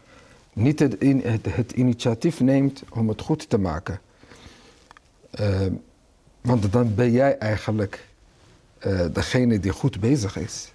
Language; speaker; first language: Dutch; early bilingual, other home language; Arabic